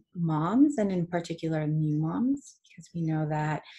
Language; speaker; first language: English; early bilingual, other home language; Spanish